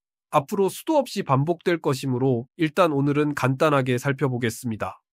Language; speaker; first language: Korean; native; Korean